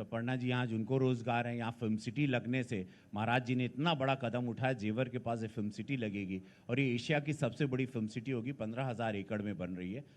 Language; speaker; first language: Hindi; native; Hindi